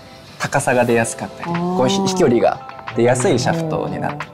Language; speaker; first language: Japanese; native; Japanese